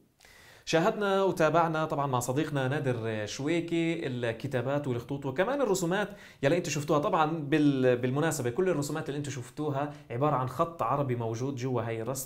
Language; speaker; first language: Arabic; native; Arabic